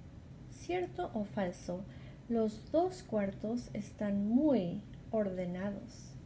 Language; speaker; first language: Spanish; non-native, fluent; English